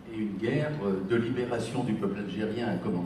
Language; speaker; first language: French; native; French